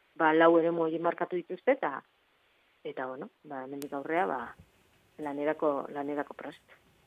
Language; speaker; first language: Basque; native; Basque